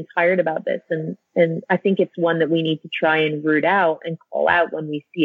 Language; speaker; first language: English; native; English